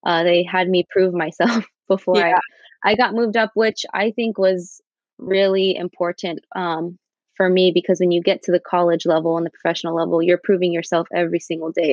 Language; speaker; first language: English; native; English